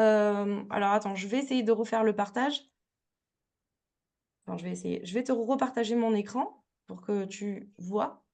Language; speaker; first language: French; native; French